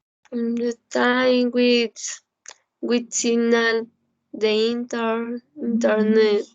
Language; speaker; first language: English; non-native, learner; Spanish